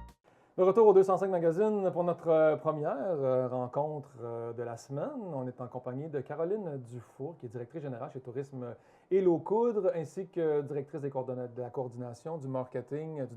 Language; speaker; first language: French; native; French